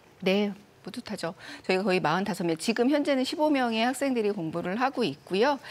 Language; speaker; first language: Korean; native; Korean